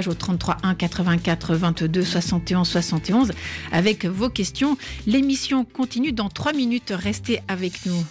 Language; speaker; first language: French; native; French